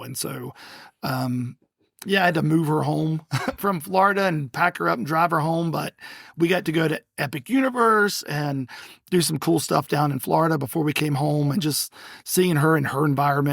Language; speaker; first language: English; native; English